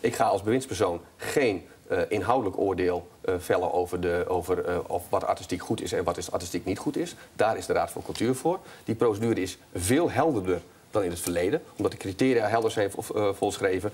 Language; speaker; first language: Dutch; native; Dutch